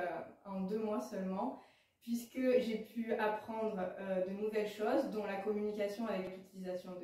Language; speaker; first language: French; native; French